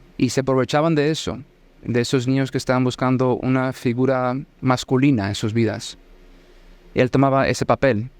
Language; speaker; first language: Spanish; early bilingual, heritage; Spanish